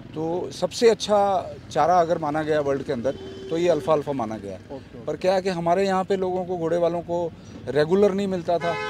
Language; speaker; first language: Hindi; native; Hindi